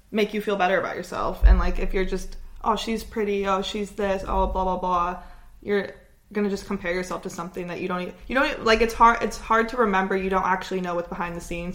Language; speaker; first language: English; native; English